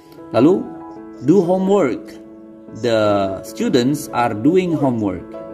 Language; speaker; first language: English; non-native, fluent; Indonesian